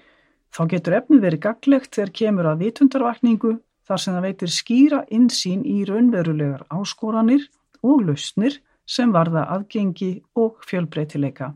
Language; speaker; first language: Icelandic; native; Icelandic